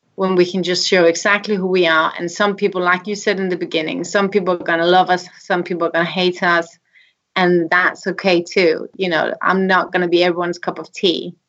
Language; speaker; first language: English; non-native, fluent; Danish